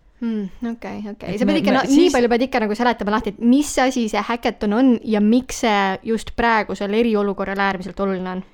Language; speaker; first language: Estonian; native; Estonian